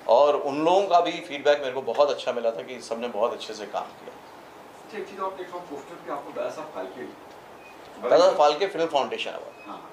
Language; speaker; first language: Hindi; native; Hindi